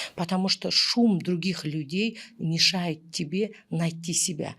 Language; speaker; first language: Russian; non-native, local second language; Kazakh